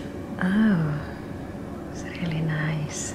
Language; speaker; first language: English; non-native, learner; Indonesian